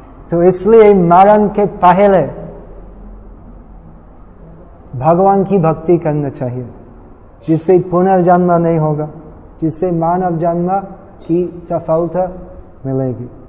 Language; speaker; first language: Hindi; non-native, fluent; English